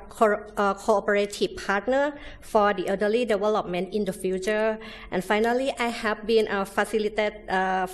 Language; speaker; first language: English; non-native, learner; Thai